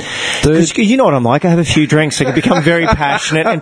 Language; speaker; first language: English; native; English